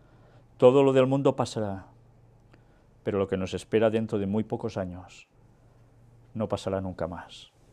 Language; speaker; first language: Spanish; native; Spanish